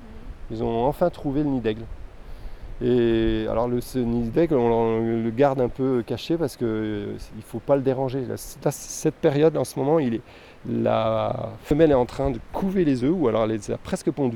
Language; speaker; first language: French; native; French